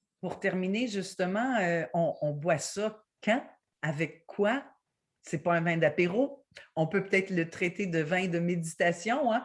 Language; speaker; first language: French; native; French